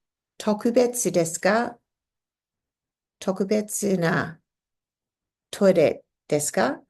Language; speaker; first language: Japanese; non-native, fluent; English